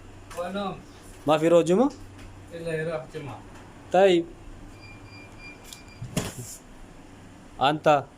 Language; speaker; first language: Arabic; non-native, learner; Punjabi